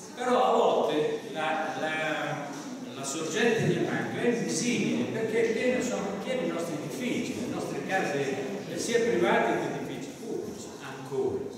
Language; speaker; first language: Italian; native; Italian